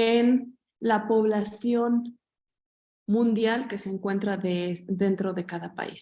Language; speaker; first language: Spanish; native; Spanish